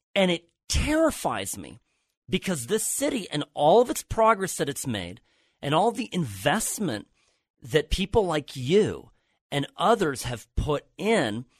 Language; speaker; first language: English; native; English